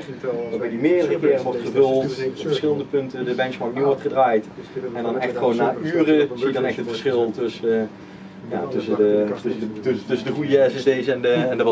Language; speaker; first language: Dutch; native; Dutch